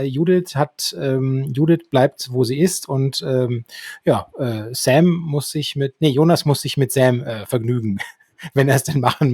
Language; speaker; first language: German; native; German